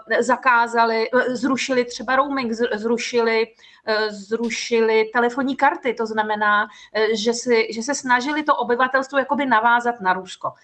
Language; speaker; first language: Czech; native; Czech